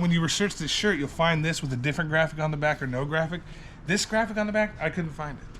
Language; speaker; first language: English; native; English